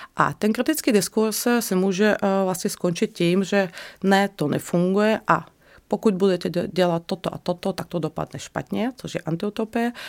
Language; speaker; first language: Czech; non-native, fluent; Russian